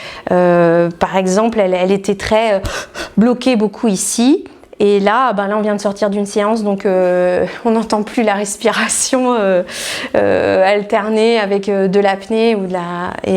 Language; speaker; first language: French; native; French